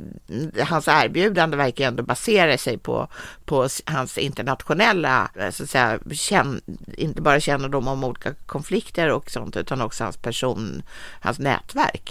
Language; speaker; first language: Swedish; native; Swedish